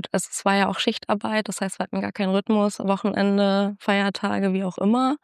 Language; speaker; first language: German; native; German